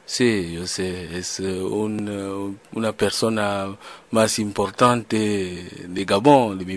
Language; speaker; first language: Spanish; non-native, learner; French